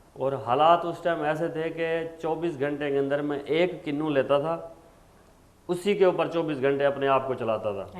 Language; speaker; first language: Urdu; non-native, local second language; Saraiki